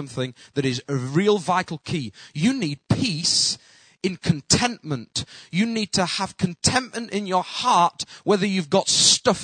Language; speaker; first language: English; native; English